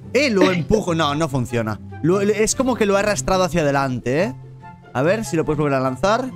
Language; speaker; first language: Spanish; native; Spanish